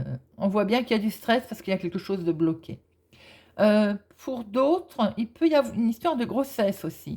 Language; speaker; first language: French; native; French